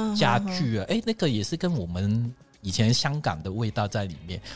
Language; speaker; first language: Chinese; non-native, local second language; Cantonese